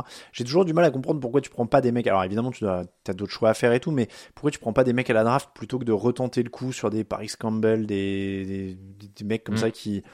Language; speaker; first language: French; native; French